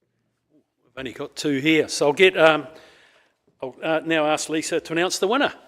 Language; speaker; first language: English; native; English